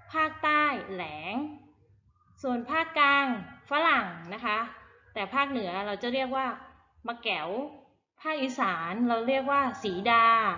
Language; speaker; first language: Thai; native; Thai